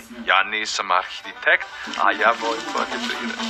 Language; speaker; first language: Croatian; early bilingual, heritage; Croatian